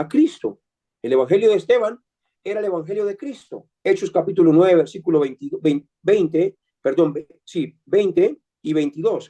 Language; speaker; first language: Spanish; native; Spanish